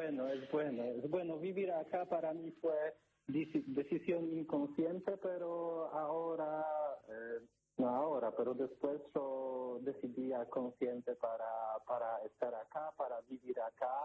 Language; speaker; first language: Spanish; non-native, learner; Polish